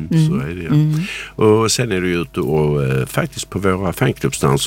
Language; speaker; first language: Swedish; native; Swedish